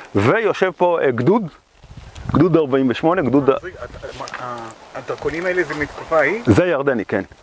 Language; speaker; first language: Hebrew; native; Hebrew